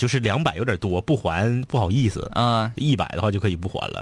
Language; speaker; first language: Chinese; native; Chinese